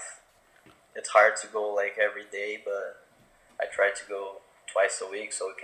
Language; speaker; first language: English; non-native, fluent; Portuguese